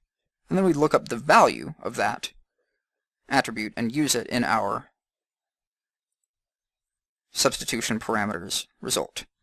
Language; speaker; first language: English; native; English